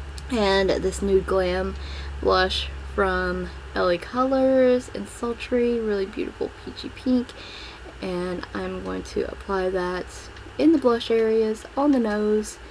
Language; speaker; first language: English; native; English